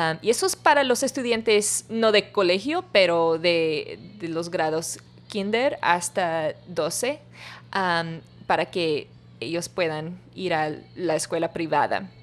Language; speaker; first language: Spanish; non-native, learner; English